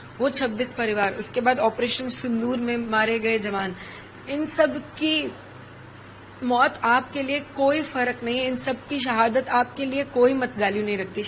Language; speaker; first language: Hindi; native; Hindi